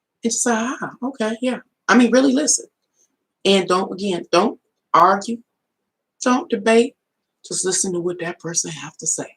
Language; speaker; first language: English; native; English